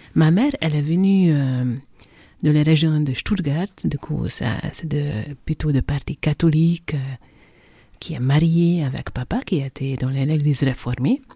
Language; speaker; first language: French; non-native, fluent; Hungarian